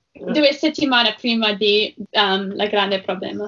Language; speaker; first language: Italian; non-native, learner; English